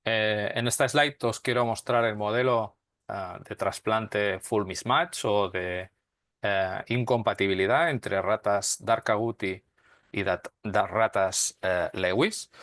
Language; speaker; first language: Spanish; native; Spanish